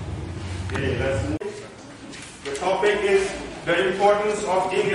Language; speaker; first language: English; non-native, fluent; Indonesian